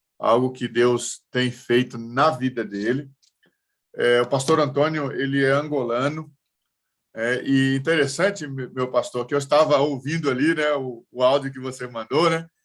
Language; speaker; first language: Portuguese; native; Portuguese